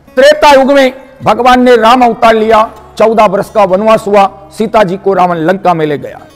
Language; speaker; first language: Hindi; non-native, local second language; Marathi